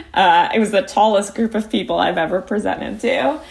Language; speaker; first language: English; native; English